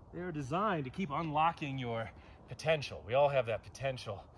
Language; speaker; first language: English; native; English